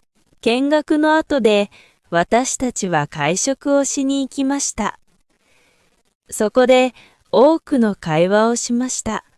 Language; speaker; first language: Japanese; non-native, fluent; Korean